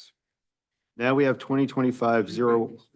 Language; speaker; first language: English; native; English